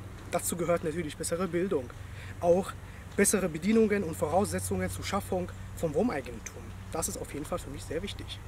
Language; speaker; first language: German; non-native, fluent; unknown